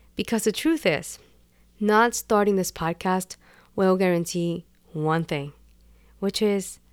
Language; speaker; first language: English; non-native, fluent; Spanish